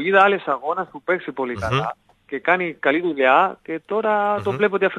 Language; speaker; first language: Greek; non-native, learner; Spanish